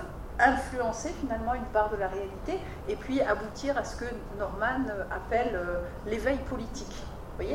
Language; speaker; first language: French; native; French